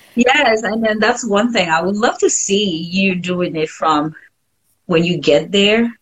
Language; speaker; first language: English; non-native, fluent; French